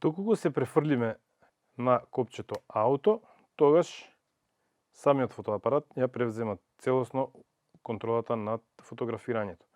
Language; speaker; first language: Macedonian; native; Macedonian